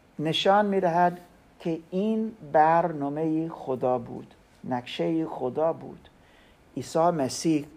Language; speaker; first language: Persian; non-native, learner; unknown